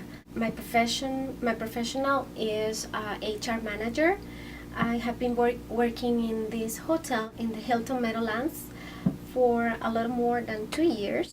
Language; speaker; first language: English; non-native, fluent; Spanish